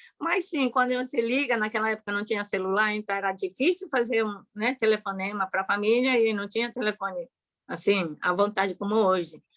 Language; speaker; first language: Portuguese; early bilingual, other home language; Japanese